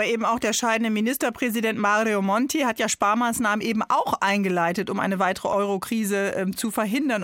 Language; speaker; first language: German; native; German